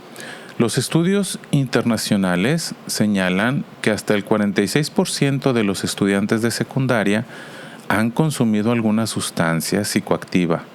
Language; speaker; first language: Spanish; native; Spanish